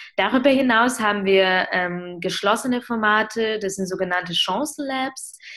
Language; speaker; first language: German; early bilingual, other home language; Ukrainian